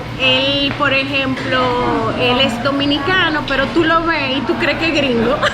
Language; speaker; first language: Spanish; early bilingual, other home language; English